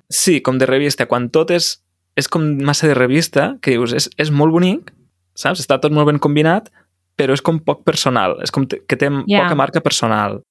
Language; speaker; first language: Catalan; native; Catalan